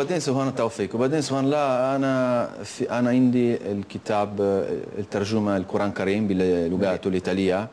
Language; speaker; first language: Arabic; non-native, learner; Italian